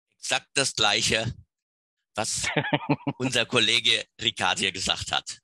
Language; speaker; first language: German; non-native, fluent; English